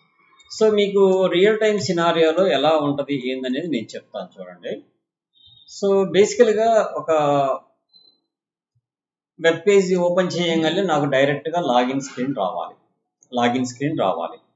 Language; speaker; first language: Telugu; native; Telugu